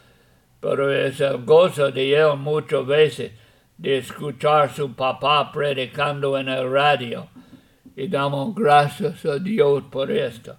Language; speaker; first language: Spanish; non-native, fluent; English